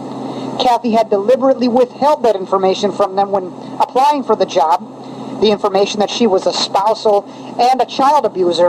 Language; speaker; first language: English; native; English